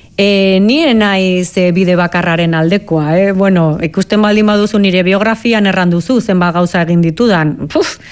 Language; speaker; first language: Basque; non-native, local second language; Spanish